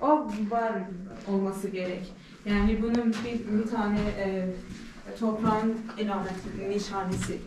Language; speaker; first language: Turkish; non-native, fluent; Persian